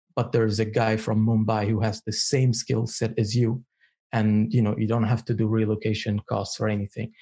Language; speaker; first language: English; non-native, fluent; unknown